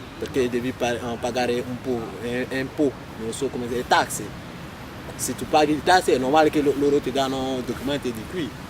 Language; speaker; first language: Italian; non-native, learner; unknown